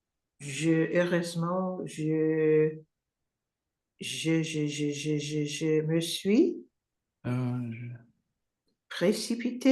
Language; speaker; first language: French; non-native, learner; English